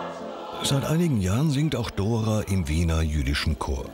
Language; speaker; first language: German; native; German